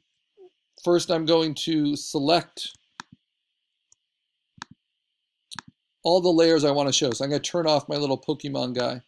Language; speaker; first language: English; native; English